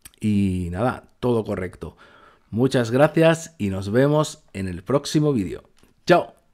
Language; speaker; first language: Spanish; native; Spanish